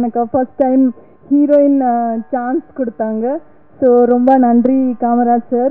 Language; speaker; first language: Tamil; non-native, learner; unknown